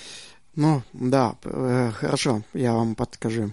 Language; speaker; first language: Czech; non-native, learner; Russian